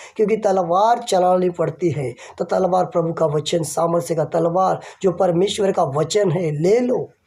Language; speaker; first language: Hindi; non-native, local second language; Marathi